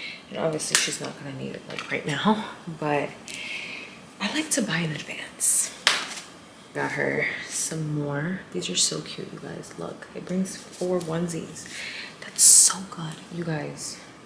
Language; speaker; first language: English; early bilingual, other home language; Spanish